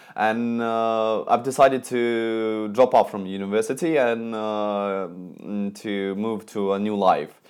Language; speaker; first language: English; non-native, fluent; Russian